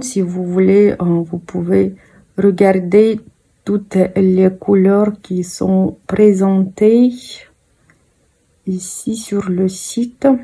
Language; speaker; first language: French; non-native, fluent; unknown